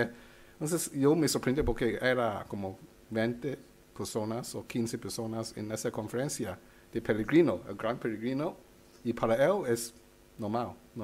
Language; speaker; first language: Spanish; non-native, fluent; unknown